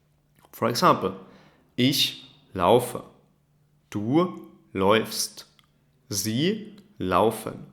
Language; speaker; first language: German; non-native, fluent; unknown